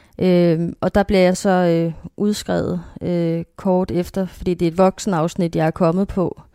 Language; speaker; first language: Danish; native; Danish